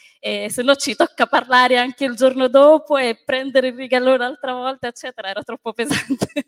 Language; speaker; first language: Italian; early bilingual, other home language; Arabic